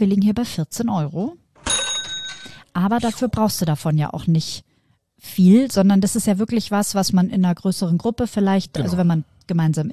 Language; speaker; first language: German; native; German